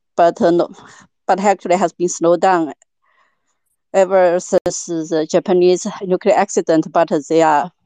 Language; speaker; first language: English; non-native, fluent; Chinese